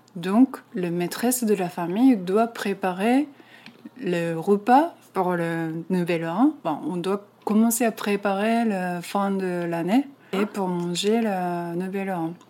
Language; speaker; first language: French; non-native, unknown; Japanese